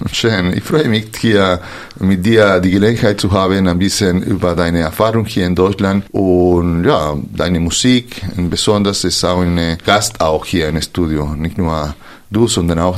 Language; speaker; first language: German; non-native, fluent; Spanish